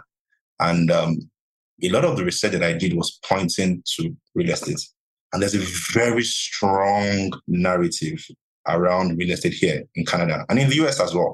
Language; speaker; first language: English; non-native, local second language; Yoruba